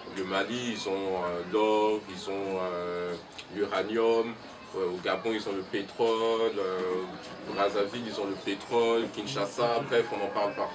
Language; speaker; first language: French; early bilingual, other home language; Lingala